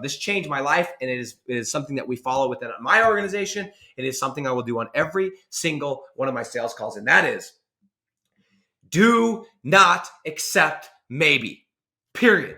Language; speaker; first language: English; native; English